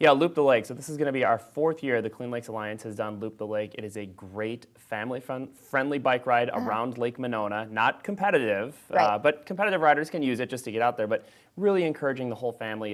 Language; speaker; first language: English; native; English